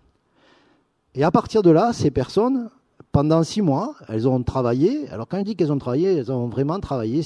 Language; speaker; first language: French; native; French